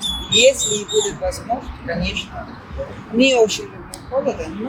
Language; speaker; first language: Russian; non-native, fluent; Spanish